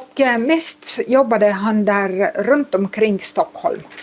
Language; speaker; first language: Swedish; non-native, fluent; Estonian